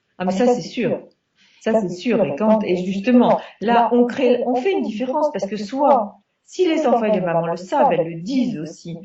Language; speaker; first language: French; native; French